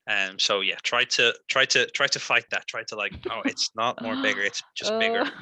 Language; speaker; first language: English; non-native, fluent; Spanish